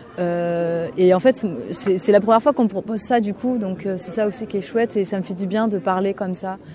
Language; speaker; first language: French; early bilingual, other home language; Bulgarian